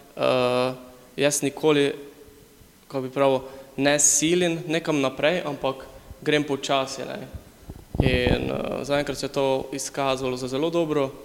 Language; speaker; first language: Slovenian; native; Slovenian